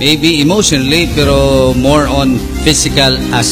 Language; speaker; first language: English; non-native, local second language; Hiligaynon